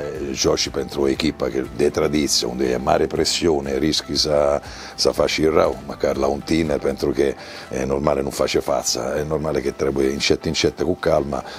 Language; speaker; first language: Romanian; non-native, learner; Italian